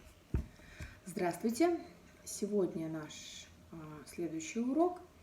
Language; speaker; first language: Russian; non-native, local second language; Bashkir